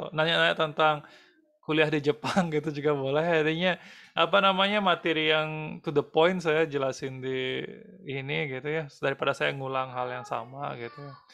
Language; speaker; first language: Indonesian; native; Indonesian